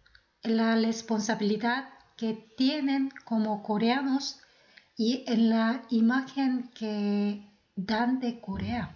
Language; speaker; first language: Spanish; non-native, fluent; Korean